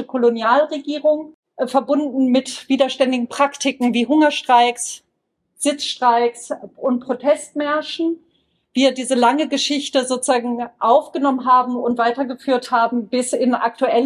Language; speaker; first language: German; native; German